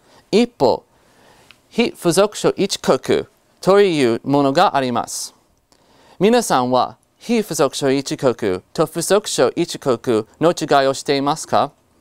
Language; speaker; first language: Japanese; non-native, fluent; English